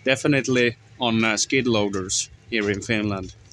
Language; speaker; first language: English; non-native, learner; Swedish